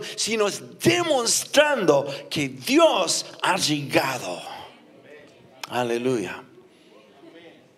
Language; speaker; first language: Spanish; non-native, fluent; English